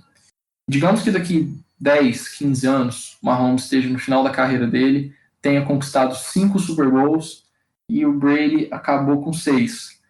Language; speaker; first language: Portuguese; native; Portuguese